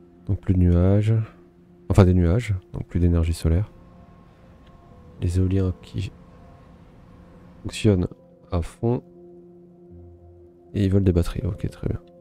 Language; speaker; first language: French; native; French